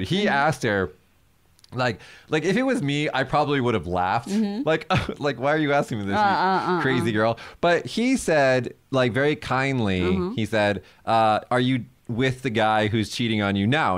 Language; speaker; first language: English; early bilingual, other home language; Japanese